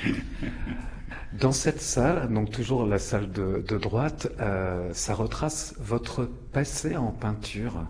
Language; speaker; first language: French; native; French